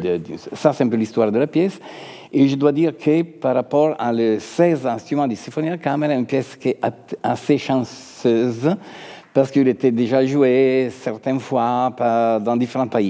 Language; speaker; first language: French; non-native, fluent; Italian